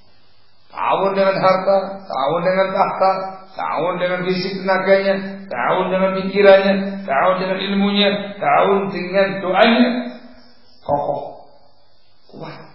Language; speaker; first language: Indonesian; native; Indonesian